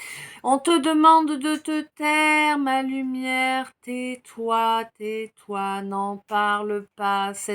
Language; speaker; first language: French; native; French